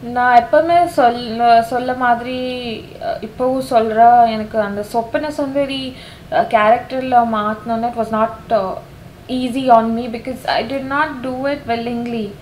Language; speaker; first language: Tamil; non-native, fluent; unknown